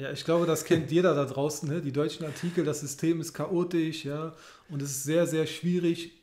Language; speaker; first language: German; native; German